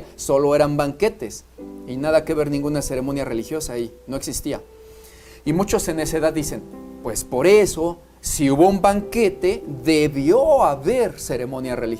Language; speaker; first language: Spanish; native; Spanish